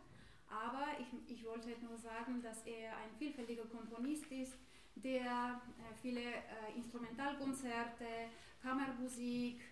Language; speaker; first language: German; non-native, fluent; Armenian